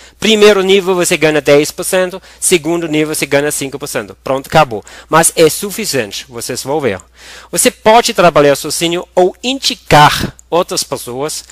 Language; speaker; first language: Portuguese; non-native, fluent; German